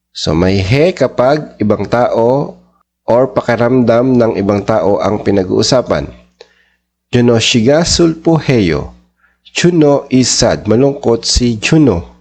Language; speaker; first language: Filipino; native; Filipino